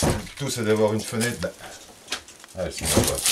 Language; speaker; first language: French; native; French